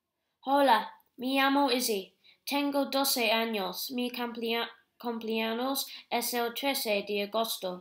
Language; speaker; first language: Spanish; non-native, learner; English